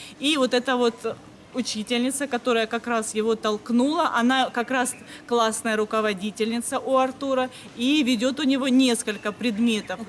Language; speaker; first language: Russian; native; Russian